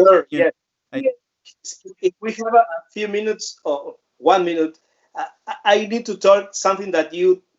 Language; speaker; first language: English; non-native, fluent; Spanish